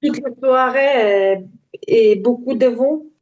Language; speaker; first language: French; non-native, learner; Ukrainian